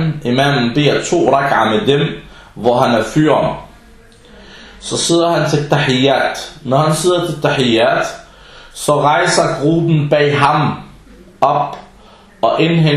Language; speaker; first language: Danish; non-native, fluent; Arabic